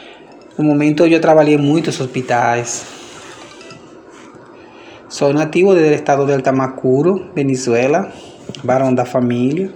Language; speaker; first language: Portuguese; non-native, fluent; Spanish